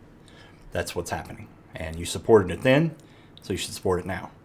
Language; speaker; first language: English; native; English